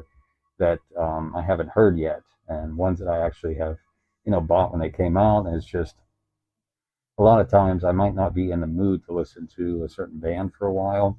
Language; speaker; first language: English; native; English